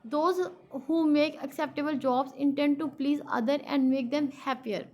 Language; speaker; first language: English; non-native, local second language; Urdu